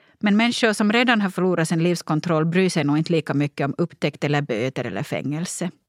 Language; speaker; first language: Swedish; native; Swedish